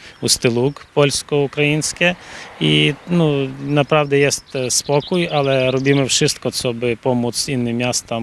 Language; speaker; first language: Polish; non-native, learner; Ukrainian